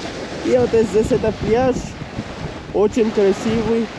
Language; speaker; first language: Russian; non-native, local second language; Kyrgyz